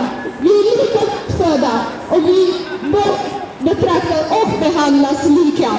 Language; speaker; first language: Swedish; non-native, fluent; Azerbaijani